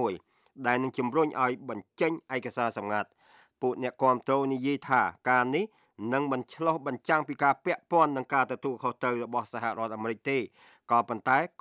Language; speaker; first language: Khmer; native; Khmer